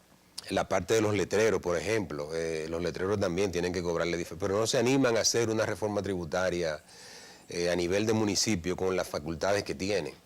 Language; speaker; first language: Spanish; native; Spanish